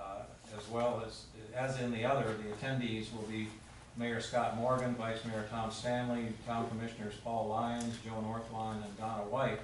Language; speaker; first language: English; native; English